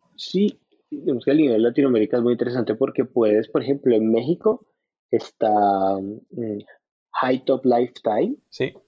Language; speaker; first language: Spanish; native; Spanish